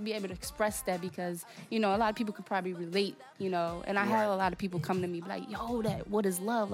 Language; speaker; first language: English; non-native, fluent; Portuguese